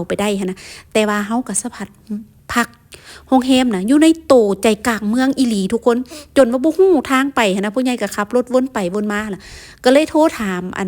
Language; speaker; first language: Thai; non-native, local second language; Lao